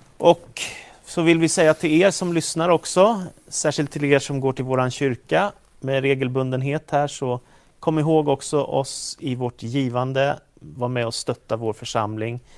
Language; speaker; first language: Swedish; native; Swedish